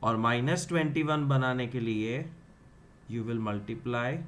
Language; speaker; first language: Hindi; non-native, local second language; Gujarati